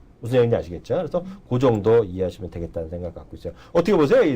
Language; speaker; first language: Korean; native; Korean